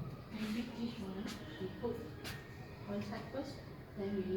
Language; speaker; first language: English; non-native, local second language; Chinese